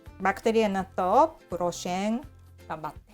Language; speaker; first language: Polish; non-native, learner; Japanese